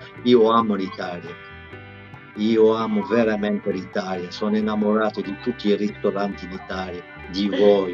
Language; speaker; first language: Italian; non-native, fluent; French